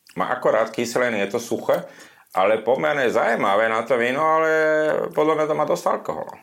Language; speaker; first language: Slovak; non-native, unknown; German